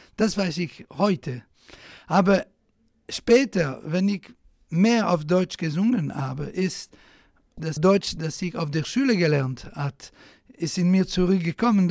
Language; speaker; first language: German; non-native, fluent; Italian